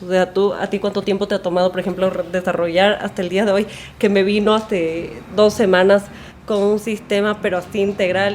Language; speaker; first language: Spanish; native; Spanish